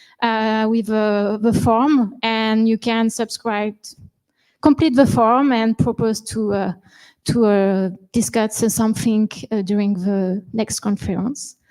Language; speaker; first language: English; non-native, learner; French